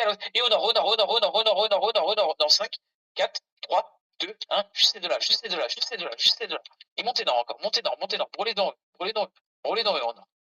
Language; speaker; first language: French; native; French